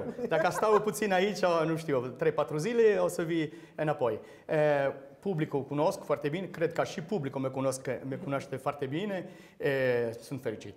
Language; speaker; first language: Romanian; non-native, learner; French